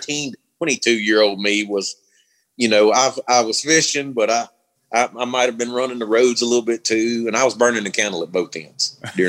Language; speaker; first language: English; native; English